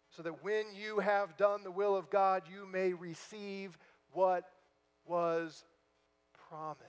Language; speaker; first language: English; native; English